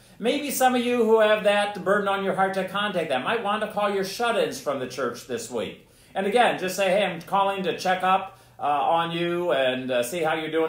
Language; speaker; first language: English; native; English